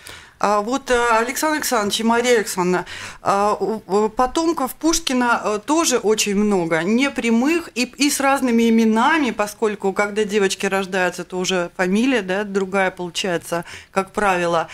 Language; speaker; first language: Russian; native; Russian